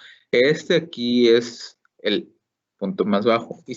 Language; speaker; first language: Spanish; native; Spanish